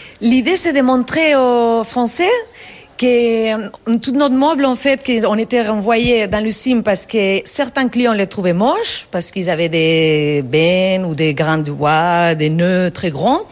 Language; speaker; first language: French; non-native, fluent; Spanish